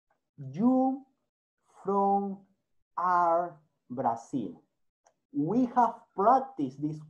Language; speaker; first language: English; non-native, learner; Spanish